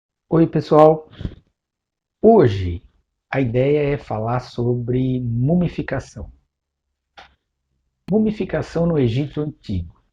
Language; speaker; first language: Portuguese; native; Portuguese